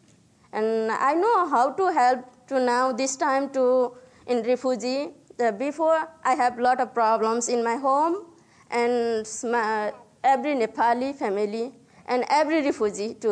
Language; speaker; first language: English; non-native, learner; Nepali